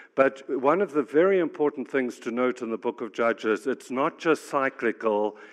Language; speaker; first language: English; native; English